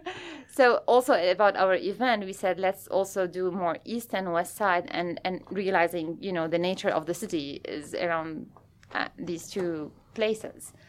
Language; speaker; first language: English; non-native, fluent; Arabic